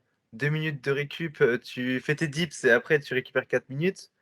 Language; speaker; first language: French; native; French